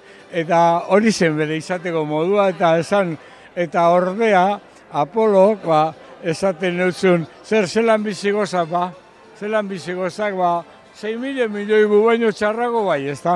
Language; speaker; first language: Basque; native; Basque